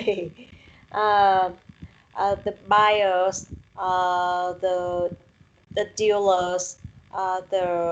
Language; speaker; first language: English; non-native, learner; Vietnamese